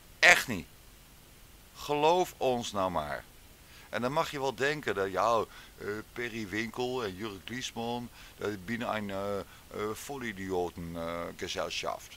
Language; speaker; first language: Dutch; native; Dutch